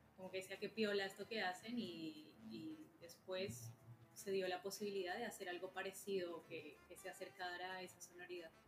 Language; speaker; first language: Spanish; native; Spanish